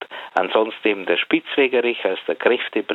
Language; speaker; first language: German; native; German